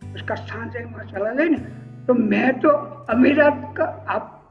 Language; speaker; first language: Hindi; non-native, local second language; Gujarati